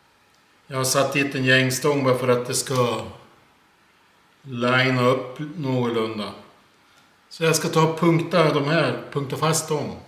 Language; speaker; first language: Swedish; native; Swedish